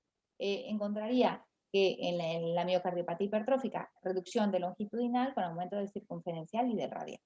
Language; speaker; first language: Spanish; native; Spanish